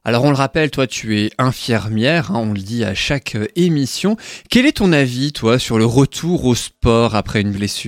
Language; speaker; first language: French; native; French